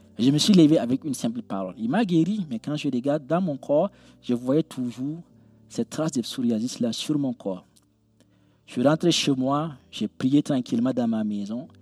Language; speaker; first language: French; non-native, local second language; Mossi